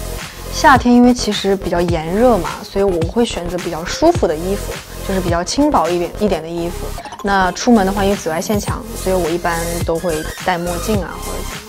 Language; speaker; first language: Chinese; native; Chinese